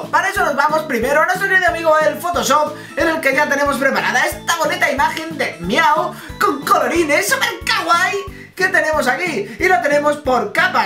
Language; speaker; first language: Spanish; native; Spanish